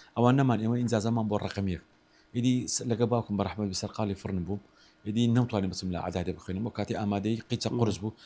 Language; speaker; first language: Central Kurdish; native; Central Kurdish